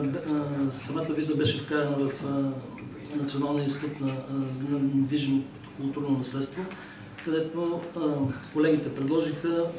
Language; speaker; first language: Bulgarian; native; Bulgarian